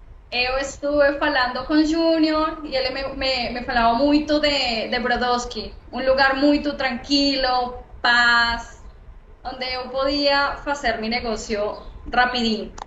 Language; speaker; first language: Portuguese; non-native, learner; Spanish